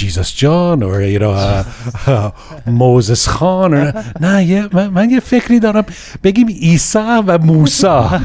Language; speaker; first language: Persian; early bilingual, heritage; Persian